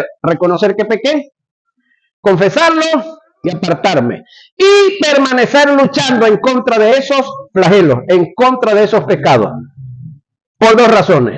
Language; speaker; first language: Spanish; native; Spanish